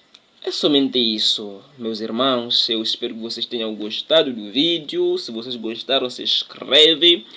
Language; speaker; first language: Portuguese; non-native, local second language; Tsonga